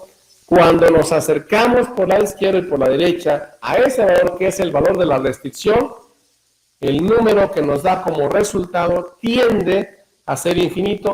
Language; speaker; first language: Spanish; native; Spanish